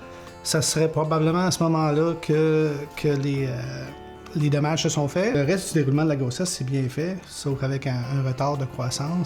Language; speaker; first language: French; native; French